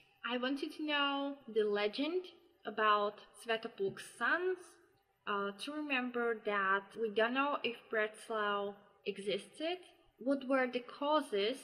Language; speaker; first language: English; non-native, fluent; Slovak